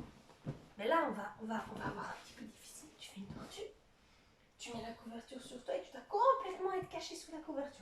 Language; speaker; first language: French; native; French